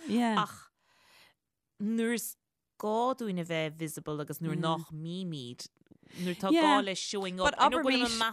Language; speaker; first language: Irish; native; Irish